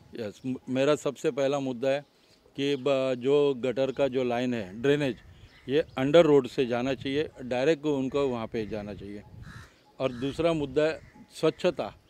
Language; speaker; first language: Hindi; non-native, local second language; Marathi